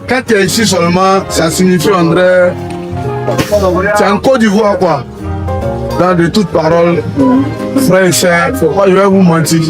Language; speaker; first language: French; non-native, fluent; Yoruba